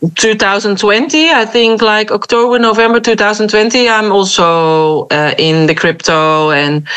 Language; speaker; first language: English; non-native, fluent; Dutch